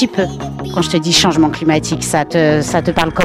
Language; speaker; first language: French; native; French